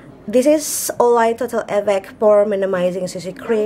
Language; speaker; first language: English; non-native, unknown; Indonesian